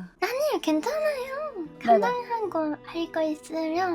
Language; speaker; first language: Korean; non-native, learner; Japanese